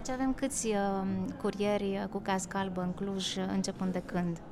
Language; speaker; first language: Romanian; native; Romanian